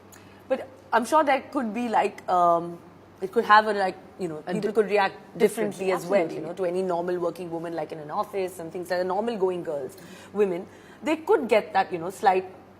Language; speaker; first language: English; non-native, local second language; Hindi